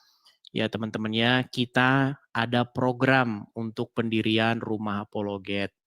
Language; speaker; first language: Indonesian; native; Indonesian